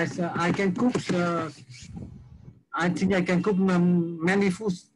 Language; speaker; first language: English; non-native, learner; Vietnamese